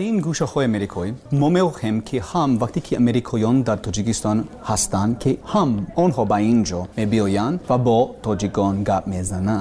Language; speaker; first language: Persian; non-native, learner; English